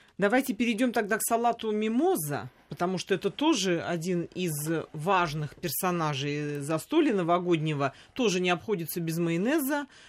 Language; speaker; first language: Russian; native; Russian